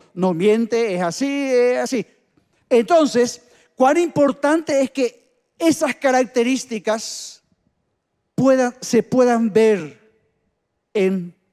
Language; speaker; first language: Spanish; native; Spanish